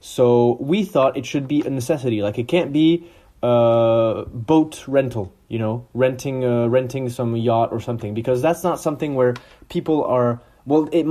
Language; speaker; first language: English; non-native, fluent; French